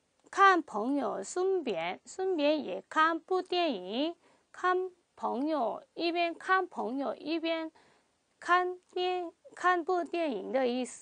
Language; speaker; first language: Chinese; non-native, fluent; Korean